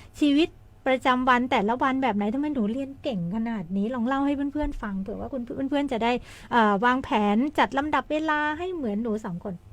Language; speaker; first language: Thai; native; Thai